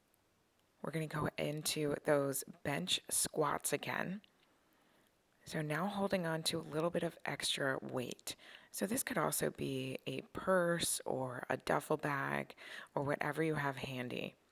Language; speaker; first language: English; native; English